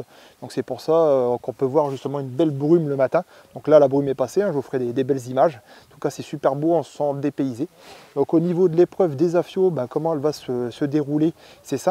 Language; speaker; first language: French; native; French